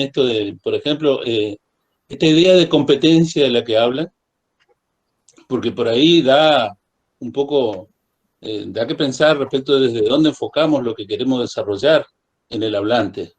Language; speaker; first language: Spanish; native; Spanish